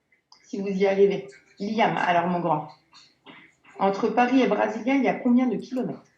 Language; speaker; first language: French; native; French